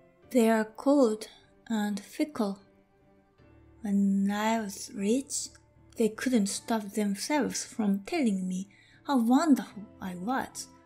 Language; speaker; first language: English; non-native, fluent; Japanese